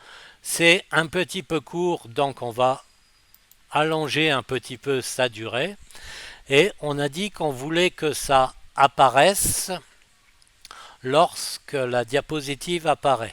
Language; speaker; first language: French; native; French